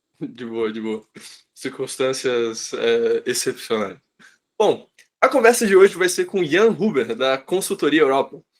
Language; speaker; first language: Portuguese; native; Portuguese